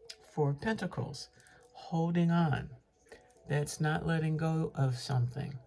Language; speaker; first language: English; native; English